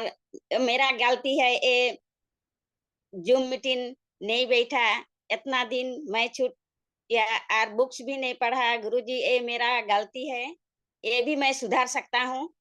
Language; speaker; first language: Hindi; non-native, local second language; Nepali